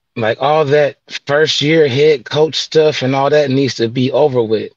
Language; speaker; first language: English; native; English